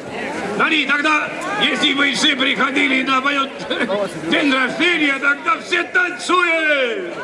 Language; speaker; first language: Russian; non-native, local second language; Estonian